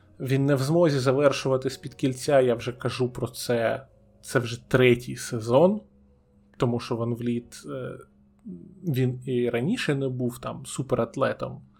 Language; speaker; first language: Ukrainian; non-native, local second language; Russian